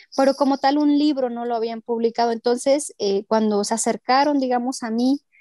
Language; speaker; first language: Spanish; non-native, local second language; Mixtepec Mixtec